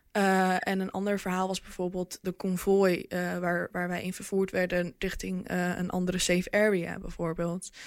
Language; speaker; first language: Dutch; early bilingual, other home language; Bosnian